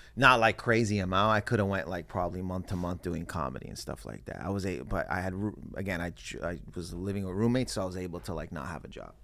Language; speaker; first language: English; native; English